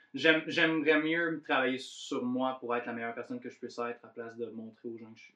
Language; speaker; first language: French; native; French